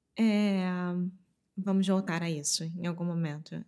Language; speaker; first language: Portuguese; native; Portuguese